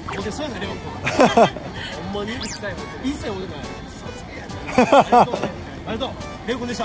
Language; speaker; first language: Japanese; native; Japanese